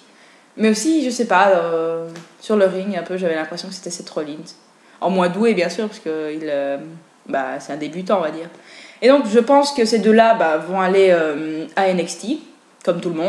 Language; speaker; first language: French; native; French